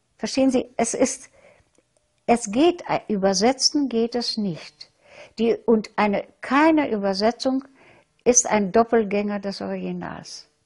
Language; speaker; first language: German; non-native, fluent; Russian